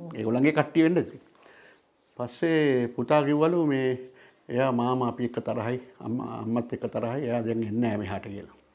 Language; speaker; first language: Sinhala; non-native, local second language; Tamil